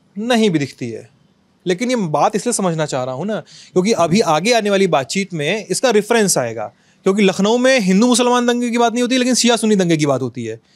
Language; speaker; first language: Hindi; native; Hindi